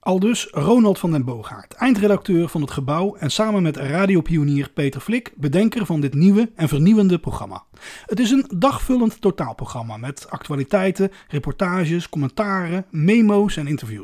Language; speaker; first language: Dutch; native; Dutch